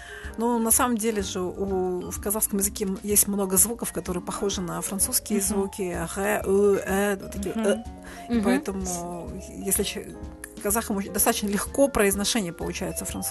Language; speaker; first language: Russian; native; Russian